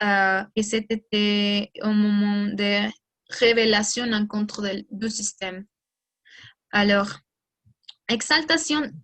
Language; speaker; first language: French; non-native, learner; Spanish